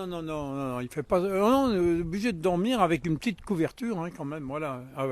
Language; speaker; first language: French; native; French